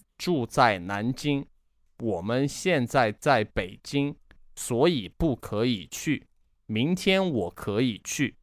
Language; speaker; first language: Chinese; non-native, learner; English